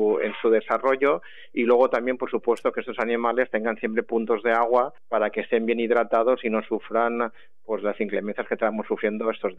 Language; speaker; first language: Spanish; native; Spanish